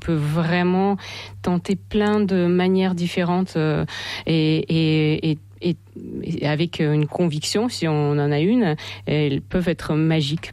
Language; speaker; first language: French; non-native, fluent; Russian